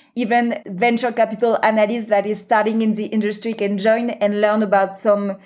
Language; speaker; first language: English; non-native, fluent; French